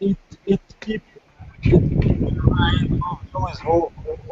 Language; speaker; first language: English; non-native, learner; Arabic